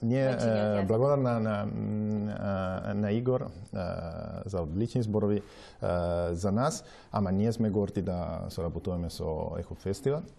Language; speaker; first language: Macedonian; non-native, local second language; Italian